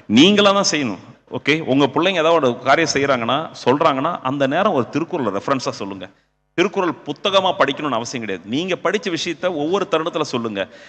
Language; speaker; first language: Tamil; native; Tamil